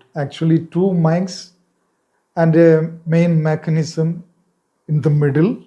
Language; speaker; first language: English; non-native, local second language; Tamil